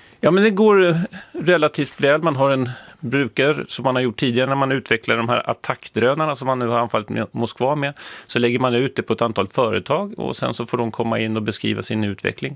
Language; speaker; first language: Swedish; native; Swedish